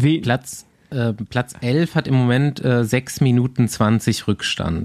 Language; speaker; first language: German; native; German